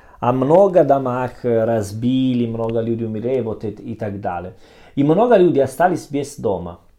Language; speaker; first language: Russian; non-native, learner; Italian